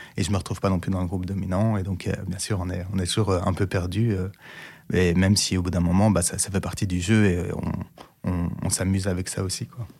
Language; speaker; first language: French; native; French